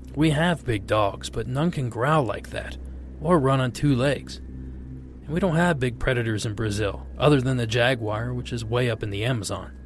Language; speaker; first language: English; non-native, fluent; Portuguese